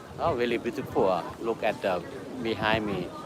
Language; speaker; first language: English; non-native, learner; Thai